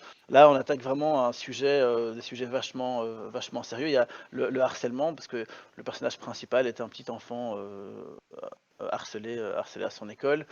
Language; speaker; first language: French; native; French